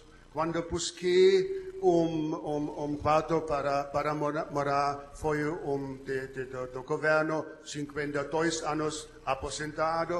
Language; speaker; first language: Portuguese; non-native, fluent; German